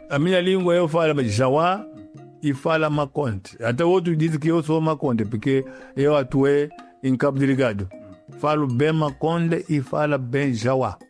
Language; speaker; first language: Portuguese; non-native, local second language; Yao